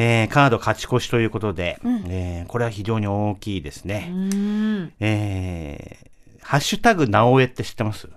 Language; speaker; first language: Japanese; native; Japanese